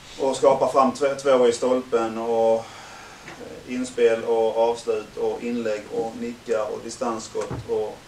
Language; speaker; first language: Swedish; native; Swedish